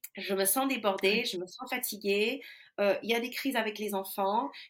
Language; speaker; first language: French; non-native, fluent; English